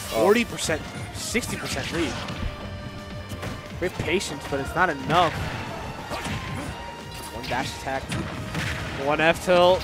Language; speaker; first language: English; native; English